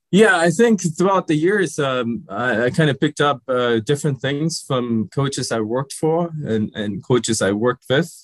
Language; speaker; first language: English; early bilingual, other home language; Sinhala